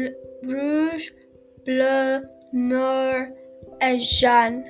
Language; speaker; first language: French; non-native, learner; English